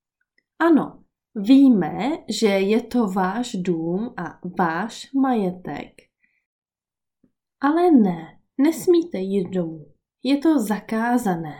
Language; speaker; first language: Czech; native; Czech